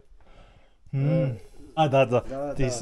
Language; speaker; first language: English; non-native, learner; Korean